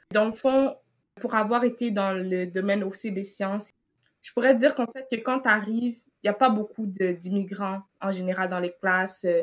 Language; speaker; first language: French; early bilingual, other home language; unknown